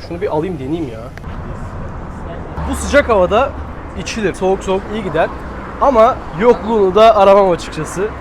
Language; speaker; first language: Turkish; native; Turkish